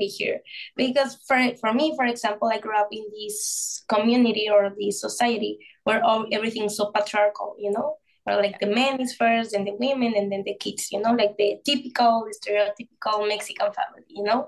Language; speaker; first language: English; non-native, fluent; Spanish